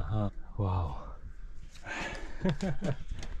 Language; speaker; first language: English; non-native, learner; Korean